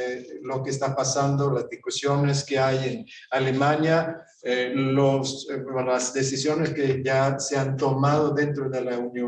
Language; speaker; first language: Spanish; non-native, fluent; Swedish